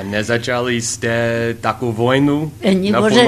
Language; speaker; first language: Slovak; early bilingual, heritage; Rusyn